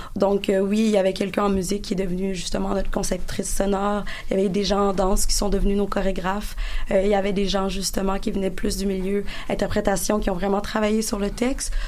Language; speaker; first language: French; native; French